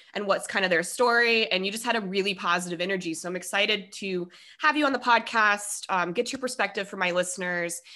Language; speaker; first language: English; native; English